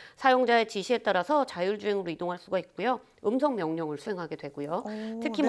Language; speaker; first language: Korean; native; Korean